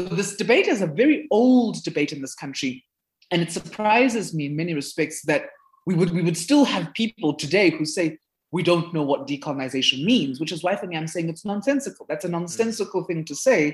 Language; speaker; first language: English; non-native, local second language; Zulu